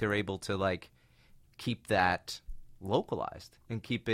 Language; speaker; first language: English; native; English